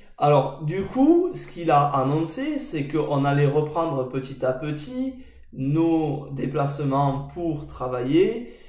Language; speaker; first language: French; native; French